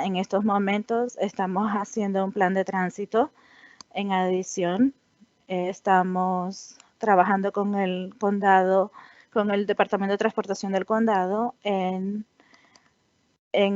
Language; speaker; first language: Spanish; non-native, fluent; English